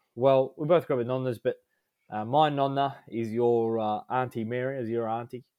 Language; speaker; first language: English; native; English